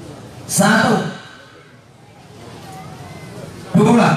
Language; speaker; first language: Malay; non-native, local second language; Javanese